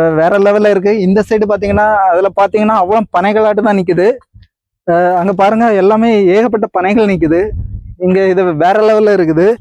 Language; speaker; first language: Tamil; native; Tamil